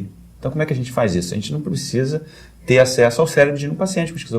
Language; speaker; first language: Portuguese; native; Portuguese